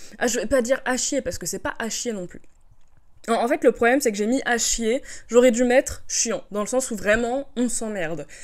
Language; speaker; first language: French; native; French